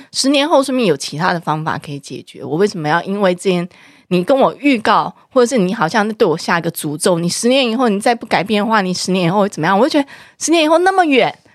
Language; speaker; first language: Chinese; native; Chinese